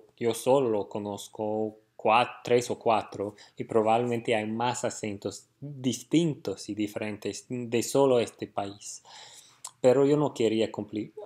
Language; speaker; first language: Spanish; non-native, fluent; English